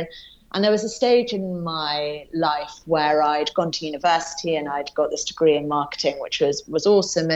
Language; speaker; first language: English; native; English